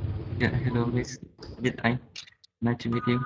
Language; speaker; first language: English; non-native, learner; Vietnamese